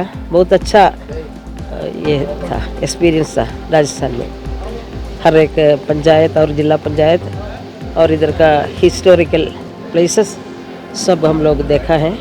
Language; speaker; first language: Hindi; non-native, learner; Malayalam